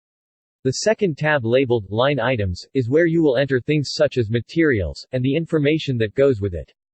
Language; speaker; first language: English; native; English